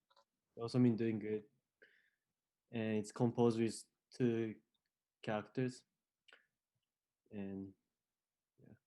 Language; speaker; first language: English; non-native, fluent; Japanese